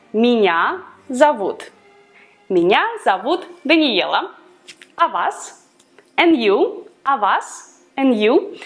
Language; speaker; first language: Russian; non-native, fluent; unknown